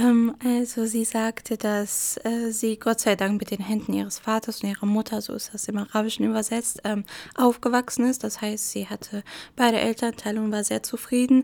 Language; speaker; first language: German; early bilingual, other home language; Arabic